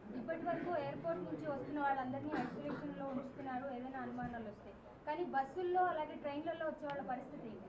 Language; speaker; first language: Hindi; non-native, local second language; Telugu